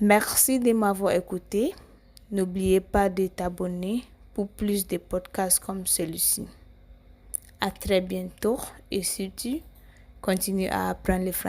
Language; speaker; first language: French; non-native, learner; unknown